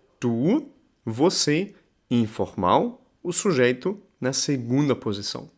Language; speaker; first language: Portuguese; non-native, fluent; German